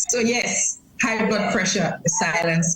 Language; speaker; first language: English; native; English